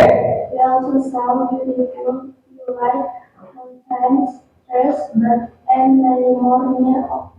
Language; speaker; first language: English; non-native, learner; Indonesian